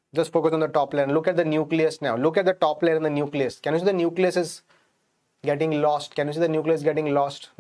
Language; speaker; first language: English; non-native, local second language; Hindi